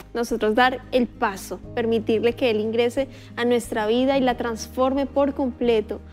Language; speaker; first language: Spanish; native; Spanish